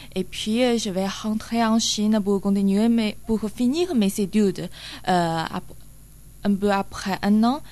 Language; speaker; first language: French; non-native, learner; Chinese